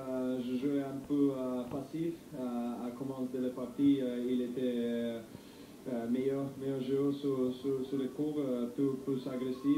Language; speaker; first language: French; non-native, learner; Serbian